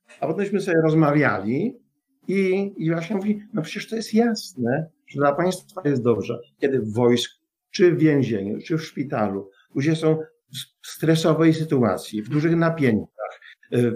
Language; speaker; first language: Polish; native; Polish